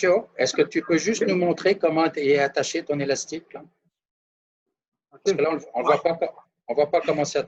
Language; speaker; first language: French; native; French